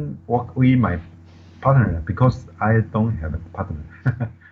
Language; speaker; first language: English; non-native, learner; Chinese